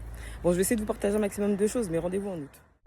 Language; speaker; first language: French; native; French